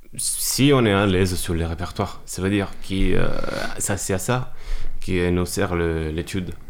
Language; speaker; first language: French; non-native, fluent; Italian